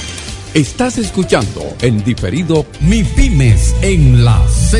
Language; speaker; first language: Spanish; native; Spanish